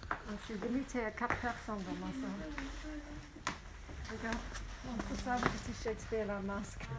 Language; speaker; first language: French; non-native, fluent; English